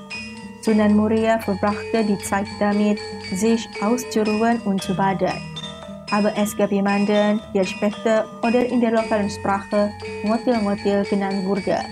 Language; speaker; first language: German; non-native, fluent; Indonesian